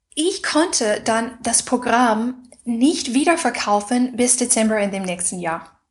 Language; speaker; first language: German; non-native, fluent; English